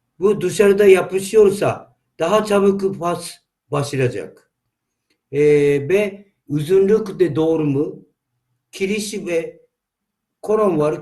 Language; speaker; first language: Turkish; non-native, learner; Japanese